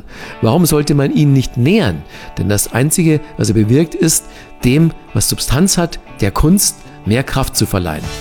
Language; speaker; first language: German; native; German